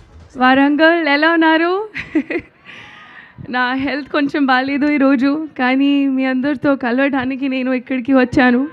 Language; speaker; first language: Telugu; non-native, learner; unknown